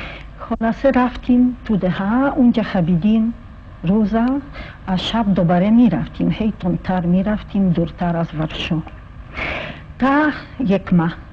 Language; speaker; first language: Persian; non-native, fluent; Polish